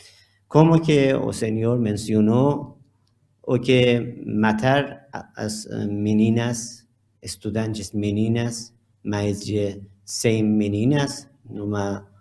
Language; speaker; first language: Portuguese; non-native, learner; Persian